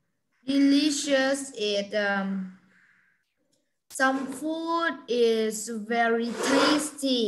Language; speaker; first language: English; non-native, learner; Vietnamese